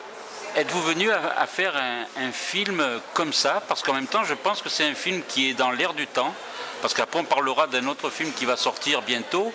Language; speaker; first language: French; native; French